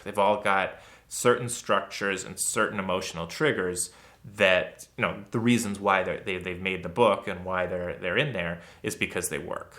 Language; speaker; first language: English; native; English